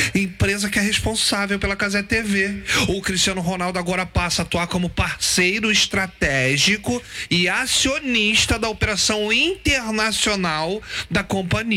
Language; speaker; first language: Portuguese; native; Portuguese